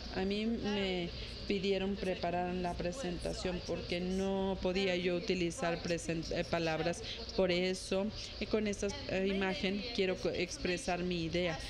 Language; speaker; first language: Spanish; non-native, fluent; Ukrainian